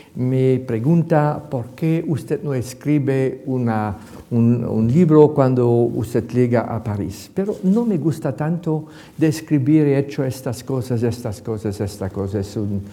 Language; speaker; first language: Spanish; non-native, fluent; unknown